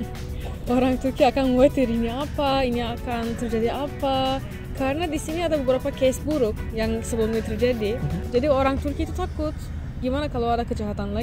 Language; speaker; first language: Indonesian; non-native, fluent; Turkish